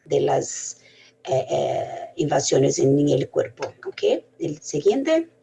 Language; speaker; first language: Spanish; non-native, fluent; Portuguese